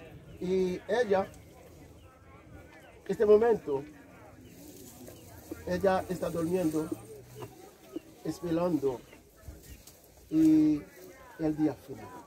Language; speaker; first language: Spanish; non-native, learner; Haitian Creole